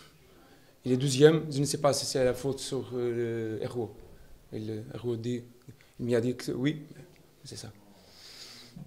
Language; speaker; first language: French; non-native, learner; Portuguese